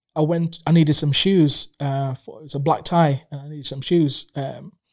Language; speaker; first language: English; non-native, local second language; Swahili